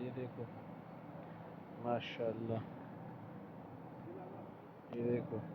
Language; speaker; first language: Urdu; non-native, local second language; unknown